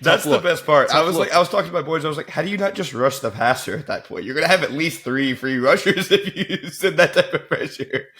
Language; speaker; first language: English; native; English